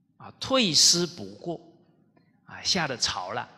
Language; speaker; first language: Chinese; native; Chinese